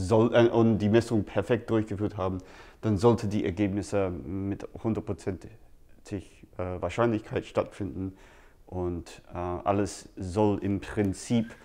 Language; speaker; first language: German; non-native, fluent; English